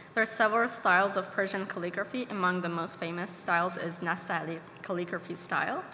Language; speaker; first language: English; non-native, fluent; Persian